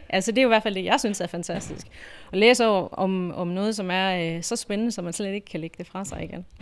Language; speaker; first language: Danish; native; Danish